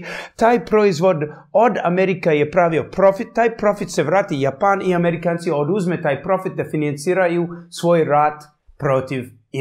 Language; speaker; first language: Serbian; early bilingual, heritage; English